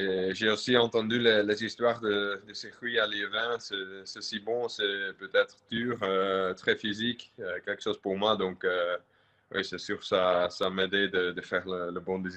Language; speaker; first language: French; non-native, local second language; Dutch